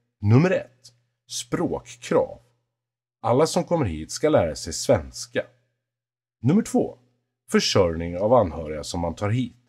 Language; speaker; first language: Swedish; native; Swedish